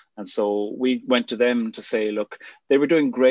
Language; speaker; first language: English; native; English